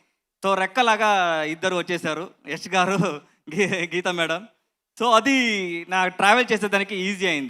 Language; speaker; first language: Telugu; non-native, learner; Kannada